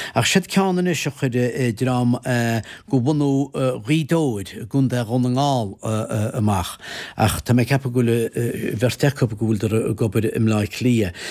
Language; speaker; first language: Irish; native; Irish